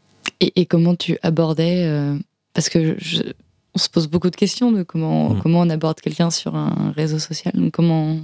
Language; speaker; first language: French; native; French